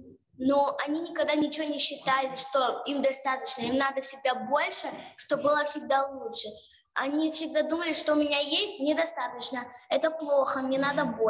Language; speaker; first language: Russian; early bilingual, heritage; Russian